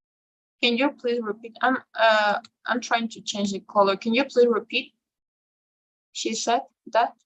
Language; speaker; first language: English; non-native, fluent; Spanish